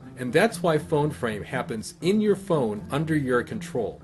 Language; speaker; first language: English; native; English